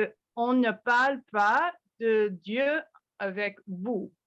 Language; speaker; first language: French; non-native, fluent; English